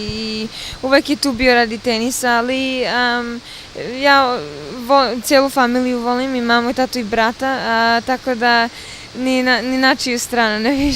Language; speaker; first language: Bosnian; early bilingual, other home language; Serbian